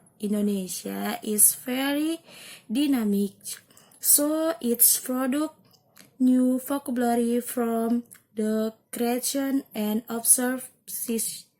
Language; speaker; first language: English; non-native, learner; Indonesian